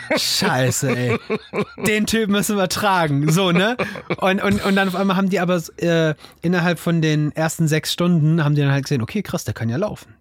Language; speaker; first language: German; native; German